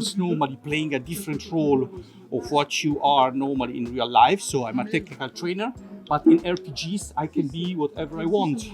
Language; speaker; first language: English; non-native, fluent; Italian